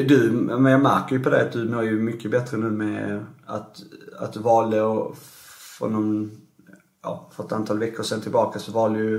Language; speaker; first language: Swedish; native; Swedish